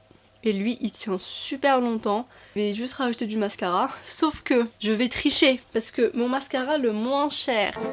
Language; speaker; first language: French; native; French